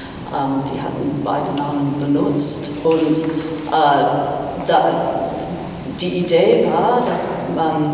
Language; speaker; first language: German; non-native, fluent; English